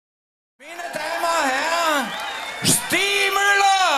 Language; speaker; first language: Danish; native; Danish